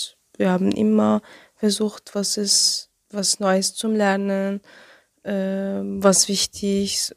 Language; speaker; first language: German; non-native, learner; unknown